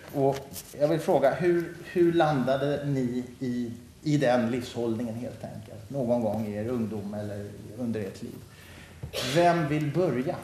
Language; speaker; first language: Swedish; native; Swedish